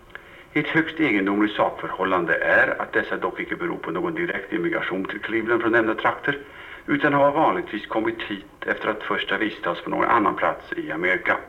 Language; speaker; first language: Swedish; native; Swedish